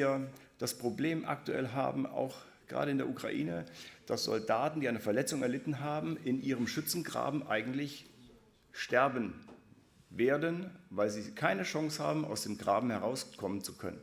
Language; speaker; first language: German; native; German